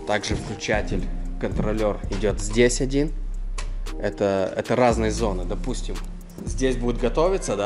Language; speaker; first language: Russian; native; Russian